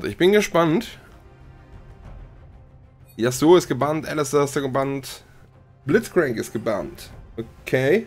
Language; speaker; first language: German; native; German